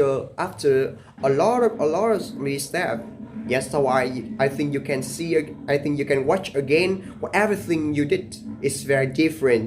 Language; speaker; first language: English; non-native, learner; Vietnamese